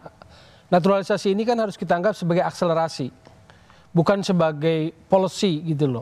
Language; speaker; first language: Indonesian; native; Indonesian